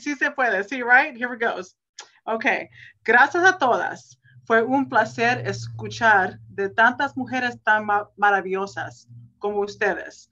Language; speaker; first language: Spanish; non-native, learner; English